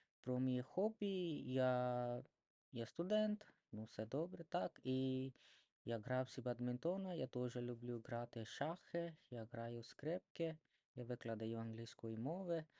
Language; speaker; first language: Ukrainian; non-native, learner; Odia